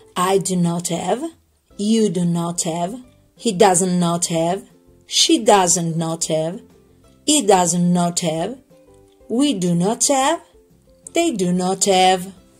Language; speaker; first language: English; non-native, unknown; Italian